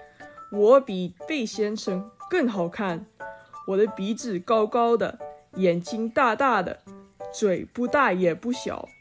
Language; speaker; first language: Chinese; non-native, learner; English